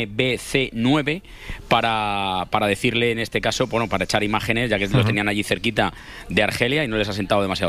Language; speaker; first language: Spanish; native; Spanish